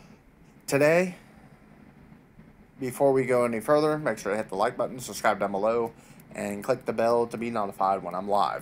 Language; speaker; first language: English; native; English